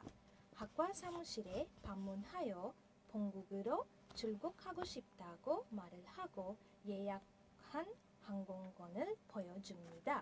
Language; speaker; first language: Korean; non-native, fluent; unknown